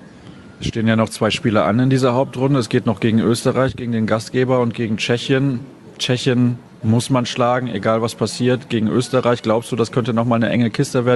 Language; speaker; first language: German; native; German